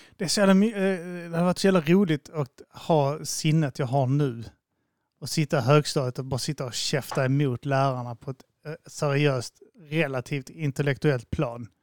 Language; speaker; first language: Swedish; native; Swedish